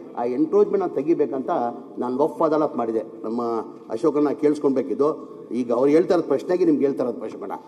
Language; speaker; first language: Kannada; non-native, local second language; Urdu